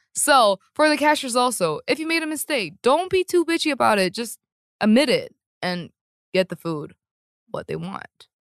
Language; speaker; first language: English; non-native, fluent; Korean